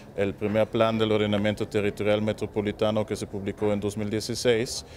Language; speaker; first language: Spanish; non-native, fluent; German